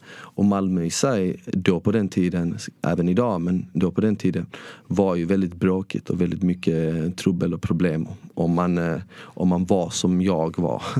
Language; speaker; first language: Swedish; early bilingual, other home language; Bosnian